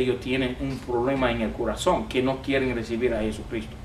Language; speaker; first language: Spanish; non-native, fluent; English